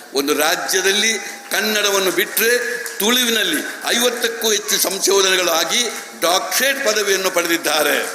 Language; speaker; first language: Kannada; non-native, local second language; Tulu